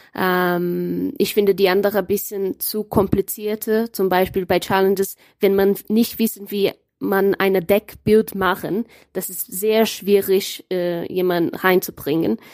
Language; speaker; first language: German; non-native, learner; Portuguese